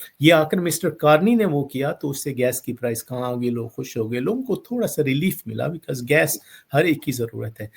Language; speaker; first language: Urdu; non-native, local second language; Punjabi